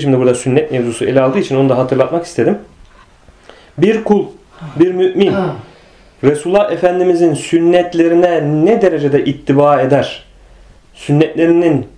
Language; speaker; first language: Turkish; native; Turkish